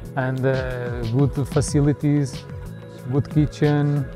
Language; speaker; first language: English; non-native, learner; Portuguese